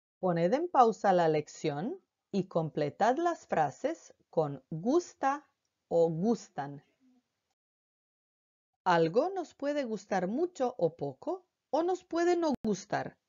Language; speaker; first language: Spanish; non-native, fluent; Croatian